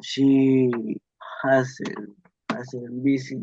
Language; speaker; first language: English; non-native, learner; Spanish